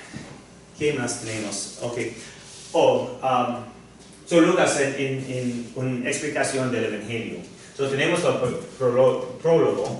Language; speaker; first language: Spanish; non-native, fluent; English